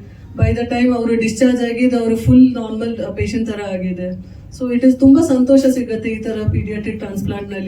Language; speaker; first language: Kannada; non-native, fluent; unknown